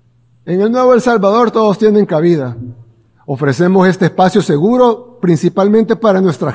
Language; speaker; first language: Spanish; native; Spanish